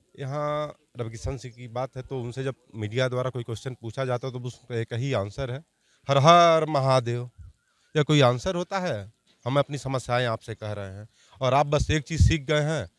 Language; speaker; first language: Hindi; native; Hindi